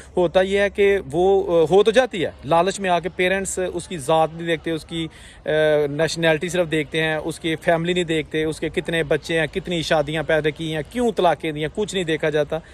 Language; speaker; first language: Hindi; non-native, local second language; Punjabi